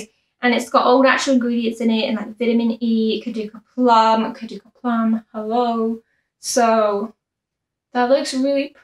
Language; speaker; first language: English; native; English